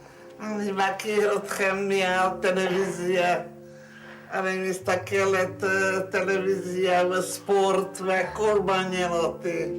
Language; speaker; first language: Hebrew; non-native, fluent; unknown